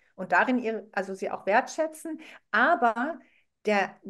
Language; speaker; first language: German; non-native, fluent; Arabic